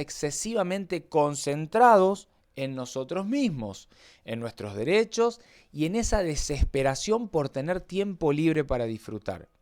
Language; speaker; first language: Spanish; native; Spanish